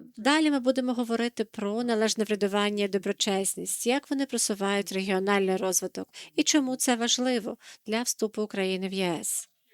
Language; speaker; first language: Ukrainian; non-native, fluent; Dutch